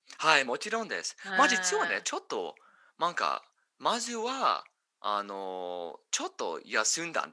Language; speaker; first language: Japanese; non-native, fluent; English